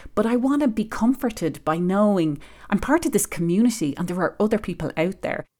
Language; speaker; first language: English; native; English